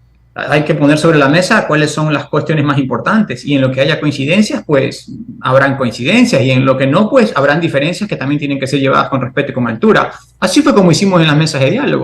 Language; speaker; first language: Spanish; native; Spanish